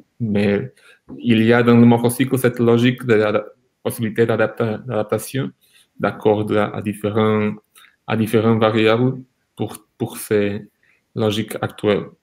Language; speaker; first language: French; non-native, fluent; Portuguese